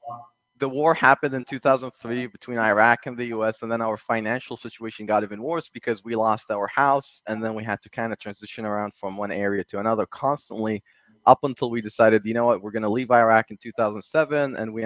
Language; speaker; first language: English; early bilingual, other home language; Arabic